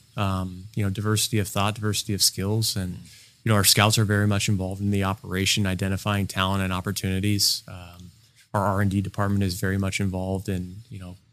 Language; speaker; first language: English; native; English